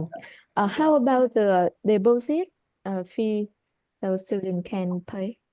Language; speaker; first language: English; non-native, learner; Vietnamese